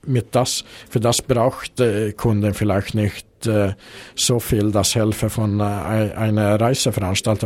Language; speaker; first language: German; non-native, fluent; Swedish